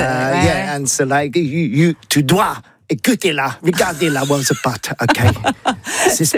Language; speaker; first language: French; non-native, learner; English